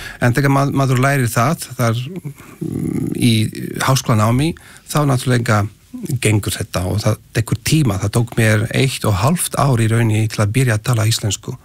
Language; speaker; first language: Icelandic; non-native, fluent; Slovak